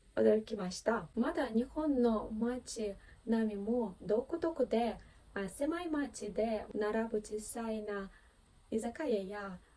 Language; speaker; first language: Japanese; non-native, fluent; Ukrainian